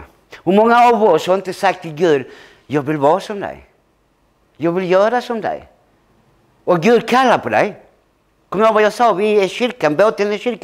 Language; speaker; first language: Swedish; early bilingual, other home language; Spanish